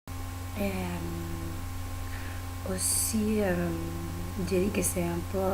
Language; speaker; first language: French; non-native, learner; Spanish